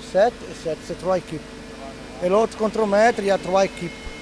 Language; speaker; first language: French; non-native, learner; Italian